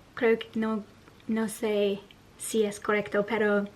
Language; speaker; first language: Spanish; non-native, learner; English